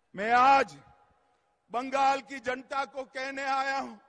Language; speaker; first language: Hindi; non-native, local second language; Gujarati